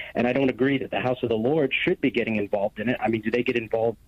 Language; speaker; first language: English; native; English